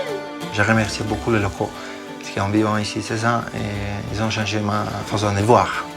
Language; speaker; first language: French; non-native, fluent; Italian